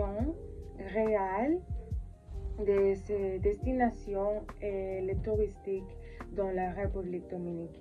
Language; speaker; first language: French; non-native, learner; Spanish